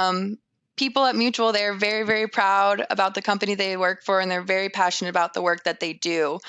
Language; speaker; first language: English; native; English